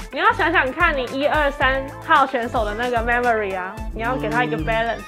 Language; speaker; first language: Chinese; native; Chinese